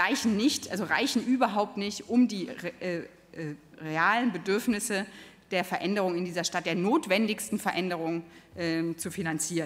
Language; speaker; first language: German; native; German